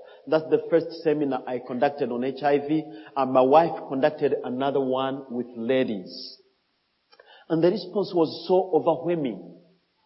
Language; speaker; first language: English; non-native, fluent; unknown